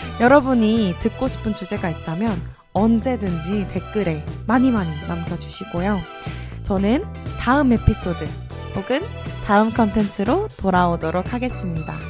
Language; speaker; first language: Korean; native; Korean